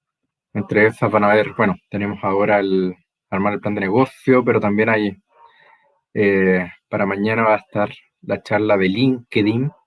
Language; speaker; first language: Spanish; native; Spanish